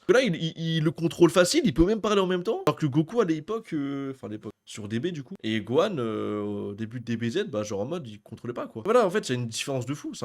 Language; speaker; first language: French; native; French